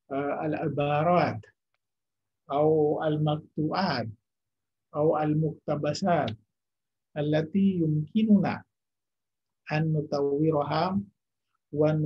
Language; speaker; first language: Arabic; non-native, fluent; Indonesian